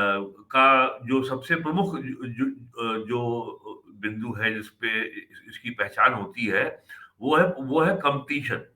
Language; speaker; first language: Hindi; native; Hindi